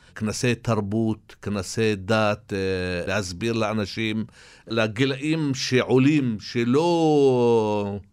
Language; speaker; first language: Hebrew; non-native, local second language; Arabic